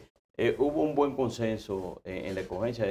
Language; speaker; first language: Spanish; native; Spanish